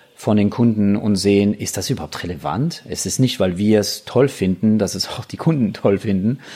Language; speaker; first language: German; non-native, fluent; French